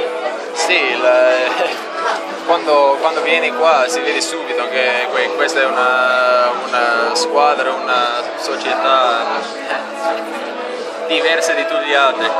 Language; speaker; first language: Italian; non-native, fluent; English